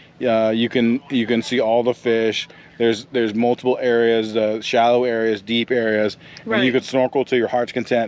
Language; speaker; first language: English; native; English